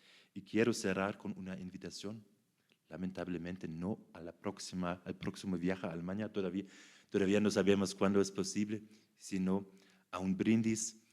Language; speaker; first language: Spanish; non-native, fluent; German